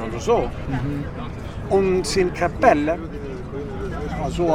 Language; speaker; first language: German; non-native, learner; Spanish